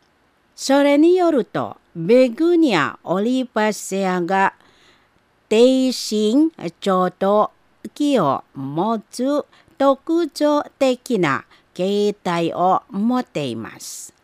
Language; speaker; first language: Japanese; non-native, fluent; Indonesian